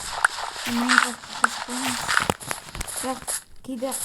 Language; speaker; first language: Kazakh; native; Kazakh